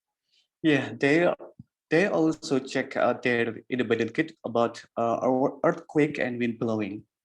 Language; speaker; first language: English; non-native, learner; Indonesian